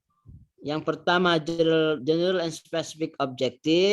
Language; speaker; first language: English; non-native, fluent; Indonesian